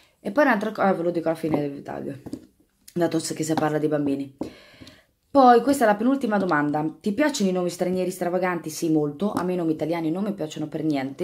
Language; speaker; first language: Italian; native; Italian